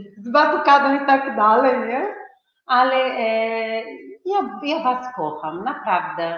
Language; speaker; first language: Polish; non-native, fluent; Portuguese